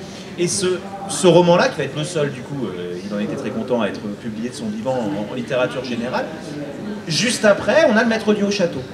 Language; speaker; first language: French; native; French